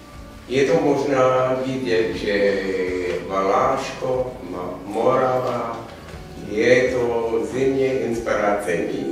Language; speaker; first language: Czech; non-native, learner; English